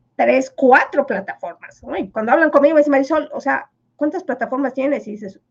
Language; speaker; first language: Spanish; non-native, local second language; Yucateco